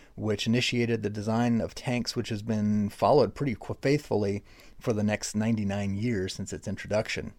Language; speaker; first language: English; native; English